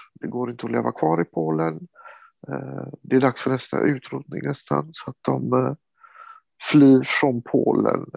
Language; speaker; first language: Swedish; early bilingual, other home language; Romany